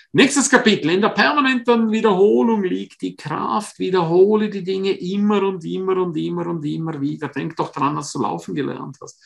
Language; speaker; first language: German; non-native, fluent; Romansh